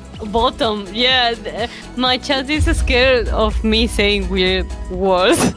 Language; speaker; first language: English; non-native, fluent; Spanish